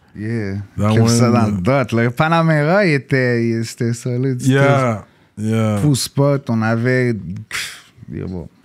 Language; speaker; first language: French; early bilingual, other home language; English